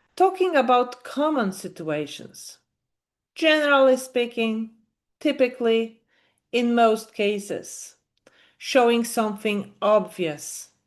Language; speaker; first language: English; non-native, fluent; Polish